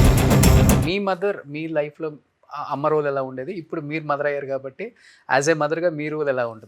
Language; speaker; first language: Telugu; native; Telugu